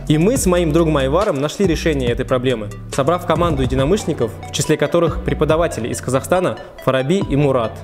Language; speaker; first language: Russian; native; Russian